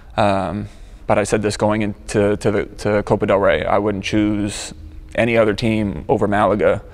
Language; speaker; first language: English; native; English